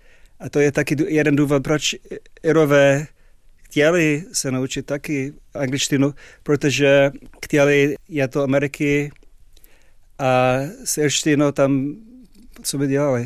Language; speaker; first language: Czech; non-native, fluent; English